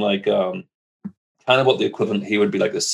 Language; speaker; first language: English; native; English